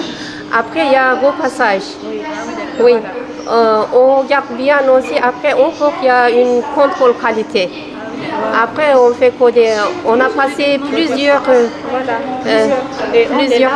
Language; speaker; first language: French; non-native, learner; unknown